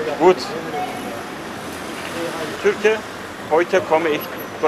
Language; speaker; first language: German; non-native, learner; Turkish